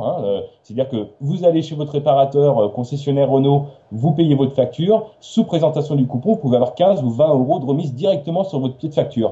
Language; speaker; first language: French; native; French